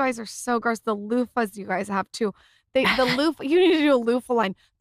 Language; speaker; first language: English; native; English